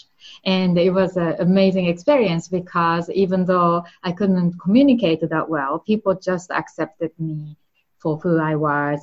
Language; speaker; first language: English; non-native, fluent; Japanese